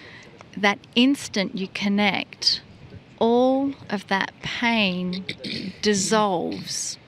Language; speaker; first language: English; native; English